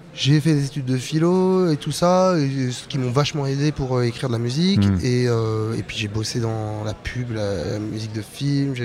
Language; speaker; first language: French; native; French